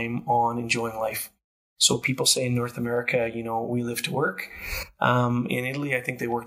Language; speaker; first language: English; native; English